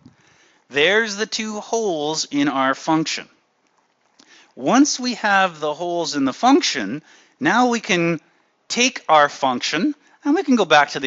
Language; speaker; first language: English; native; English